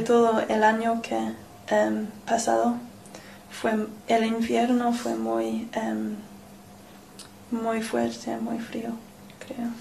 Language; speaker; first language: Spanish; non-native, learner; English